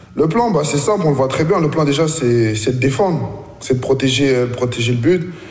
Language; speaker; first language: French; native; French